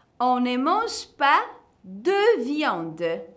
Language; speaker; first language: French; non-native, fluent; Portuguese